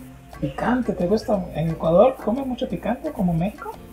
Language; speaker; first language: Spanish; non-native, fluent; Haitian Creole